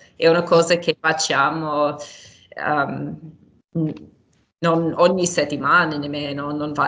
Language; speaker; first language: Italian; non-native, fluent; English